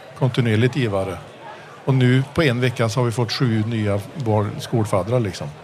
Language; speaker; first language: Swedish; early bilingual, heritage; Swedish